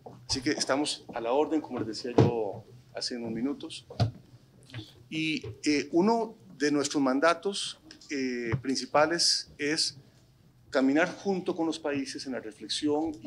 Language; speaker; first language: Spanish; native; Spanish